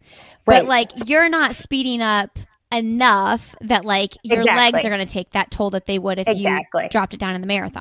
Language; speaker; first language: English; native; English